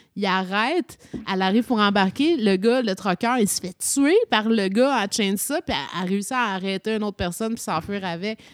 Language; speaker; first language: French; native; French